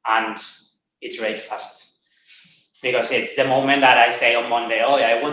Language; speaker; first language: English; non-native, fluent; Catalan